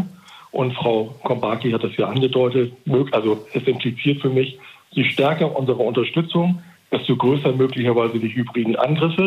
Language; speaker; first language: German; native; German